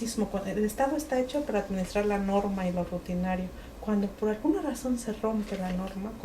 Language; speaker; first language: Spanish; non-native, local second language; Mixtepec Mixtec